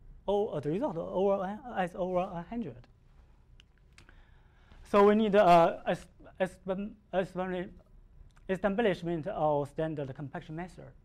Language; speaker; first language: English; non-native, learner; Chinese